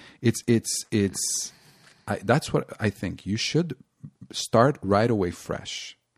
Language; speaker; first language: English; non-native, local second language; French